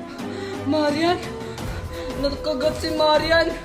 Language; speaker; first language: Filipino; native; Filipino